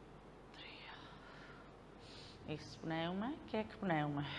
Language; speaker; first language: Greek; native; Greek